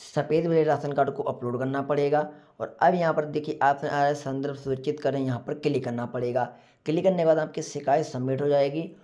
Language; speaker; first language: Hindi; native; Hindi